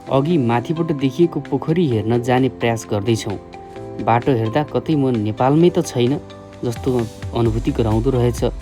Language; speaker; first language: Nepali; native; Nepali